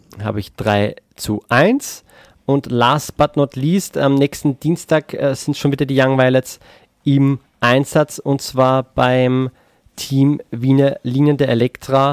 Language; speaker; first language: German; native; German